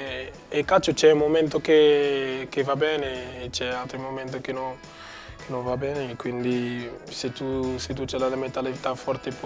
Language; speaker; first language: Italian; non-native, learner; Portuguese